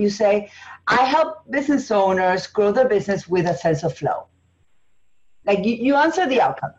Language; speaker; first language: English; non-native, fluent; Spanish